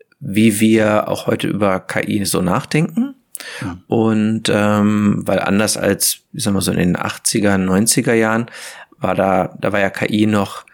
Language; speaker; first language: German; native; German